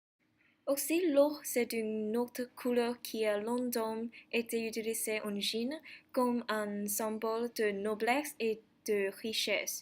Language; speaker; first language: French; non-native, learner; Chinese